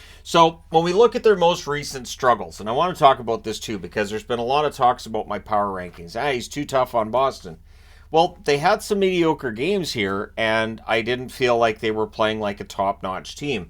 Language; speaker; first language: English; native; English